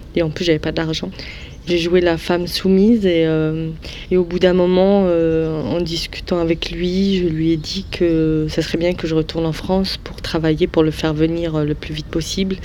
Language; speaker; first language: French; early bilingual, other home language; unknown